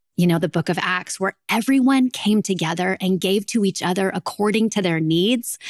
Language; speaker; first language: English; native; English